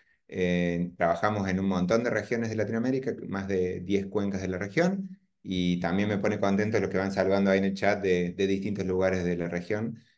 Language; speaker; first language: Spanish; native; Spanish